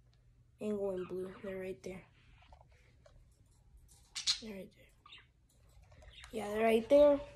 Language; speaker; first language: English; native; English